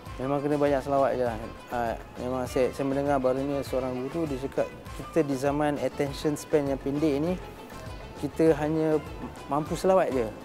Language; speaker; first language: Malay; native; Malay